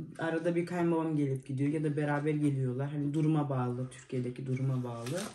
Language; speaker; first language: Turkish; early bilingual, heritage; Turkish